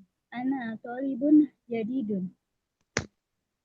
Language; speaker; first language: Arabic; non-native, learner; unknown